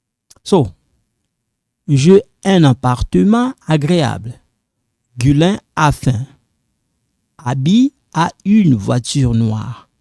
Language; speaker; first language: French; non-native, local second language; Lingala